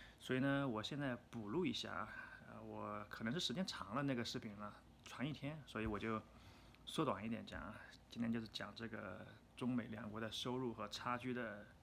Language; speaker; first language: Chinese; native; Chinese